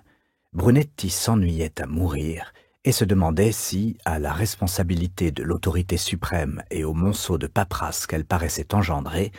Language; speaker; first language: French; native; French